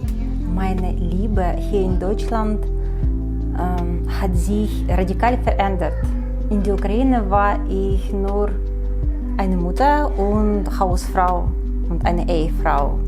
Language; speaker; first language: German; non-native, learner; Ukrainian